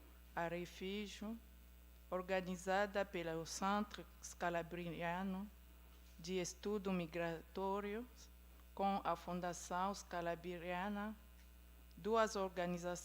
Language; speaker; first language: Portuguese; non-native, fluent; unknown